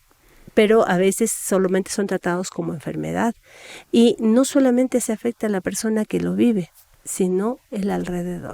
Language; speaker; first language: Spanish; native; Spanish